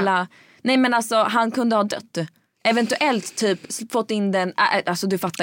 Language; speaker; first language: Swedish; native; Swedish